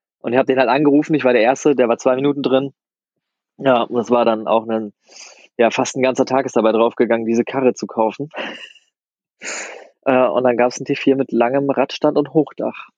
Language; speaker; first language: German; native; German